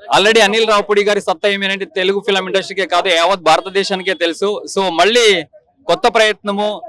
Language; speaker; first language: Telugu; native; Telugu